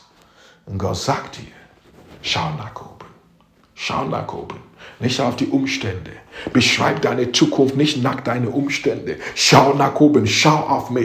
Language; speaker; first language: German; non-native, fluent; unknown